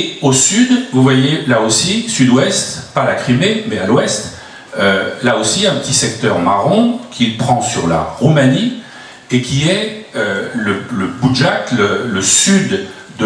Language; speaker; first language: French; native; French